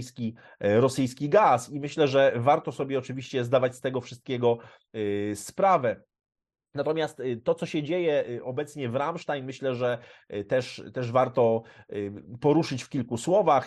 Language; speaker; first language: Polish; native; Polish